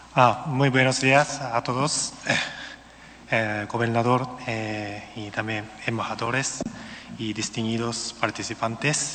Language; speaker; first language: Spanish; non-native, learner; Japanese